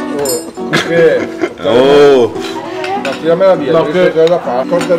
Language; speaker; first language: Italian; native; Italian